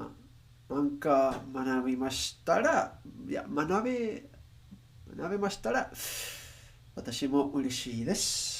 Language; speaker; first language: Japanese; non-native, learner; Spanish